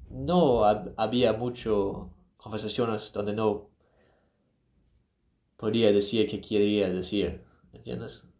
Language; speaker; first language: Spanish; non-native, learner; English